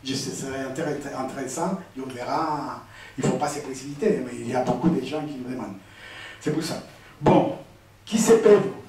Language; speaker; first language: French; non-native, fluent; Spanish